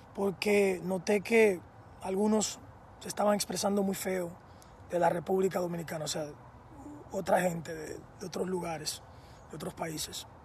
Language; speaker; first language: Spanish; early bilingual, heritage; Spanish